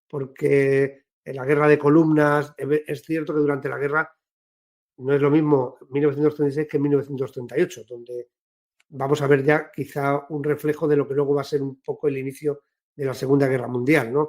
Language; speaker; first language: Spanish; native; Spanish